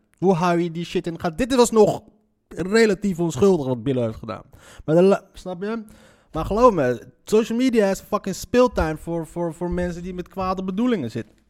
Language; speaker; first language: Dutch; early bilingual, other home language; Arabic